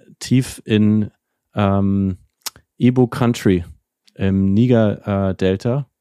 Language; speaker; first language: German; native; German